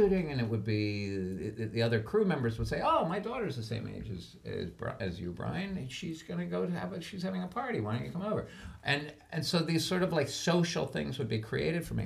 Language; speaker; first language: English; native; English